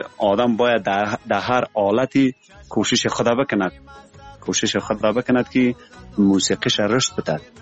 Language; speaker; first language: Persian; native; Persian